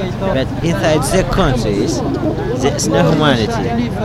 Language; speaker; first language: English; non-native, learner; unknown